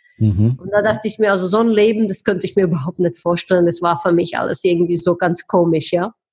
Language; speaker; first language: German; non-native, fluent; Czech